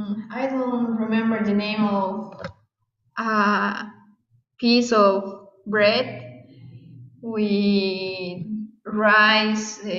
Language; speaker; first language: English; non-native, learner; Spanish